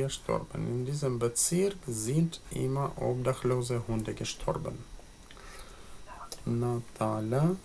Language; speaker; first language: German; non-native, fluent; Ukrainian